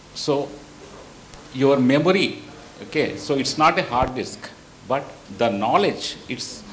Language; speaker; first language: English; non-native, local second language; Telugu